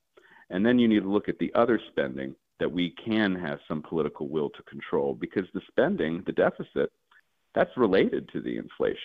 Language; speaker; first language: English; native; English